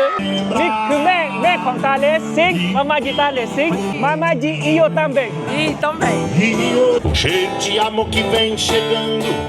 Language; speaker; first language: Portuguese; non-native, learner; Thai